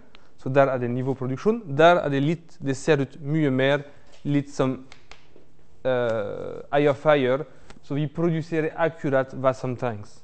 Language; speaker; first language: Norwegian; non-native, fluent; French